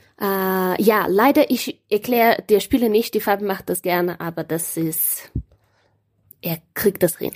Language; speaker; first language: German; non-native, learner; Portuguese